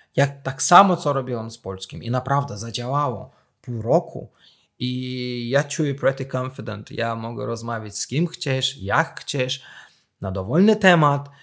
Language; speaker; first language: Polish; non-native, fluent; Azerbaijani